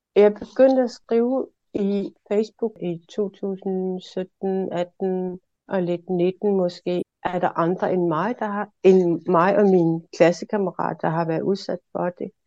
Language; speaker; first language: Danish; non-native, local second language; Kalaallisut